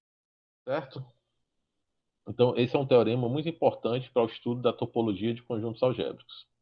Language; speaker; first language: Portuguese; native; Portuguese